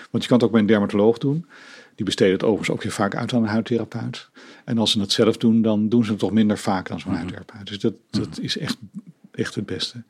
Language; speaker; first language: Dutch; native; Dutch